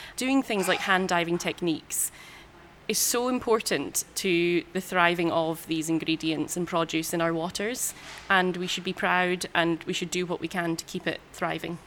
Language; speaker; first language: English; native; English